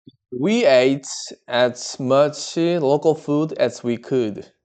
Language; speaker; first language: English; non-native, learner; Korean